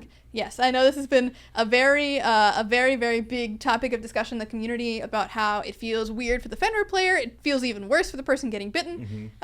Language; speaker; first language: English; native; English